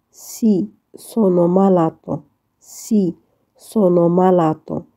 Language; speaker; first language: Italian; non-native, fluent; Arabic